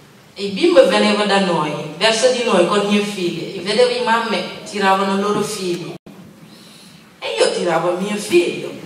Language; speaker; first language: Italian; non-native, learner; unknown